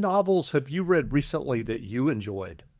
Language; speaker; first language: English; native; English